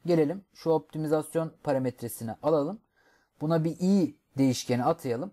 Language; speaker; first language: Turkish; native; Turkish